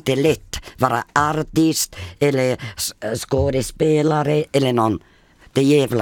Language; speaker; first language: Swedish; non-native, fluent; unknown